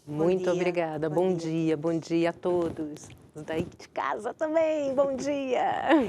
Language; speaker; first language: Portuguese; native; Portuguese